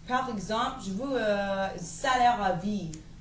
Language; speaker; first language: French; non-native, learner; English